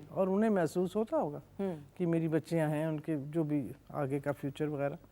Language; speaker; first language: Urdu; non-native, local second language; English